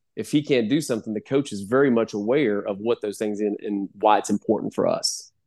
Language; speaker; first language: English; native; English